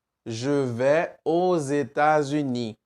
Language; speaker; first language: French; non-native, fluent; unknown